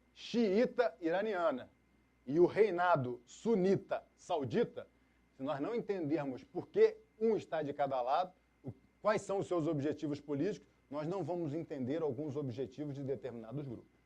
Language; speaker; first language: Portuguese; native; Portuguese